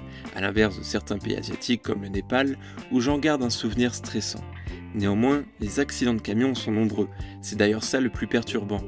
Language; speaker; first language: French; native; French